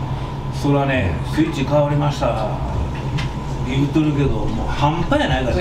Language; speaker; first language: Japanese; native; Japanese